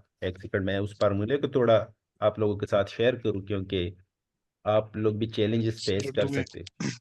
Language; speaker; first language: Hindi; non-native, local second language; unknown